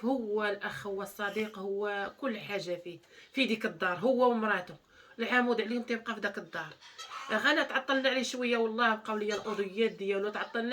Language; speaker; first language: Arabic; native; Arabic